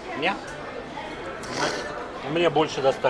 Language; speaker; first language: Russian; native; Russian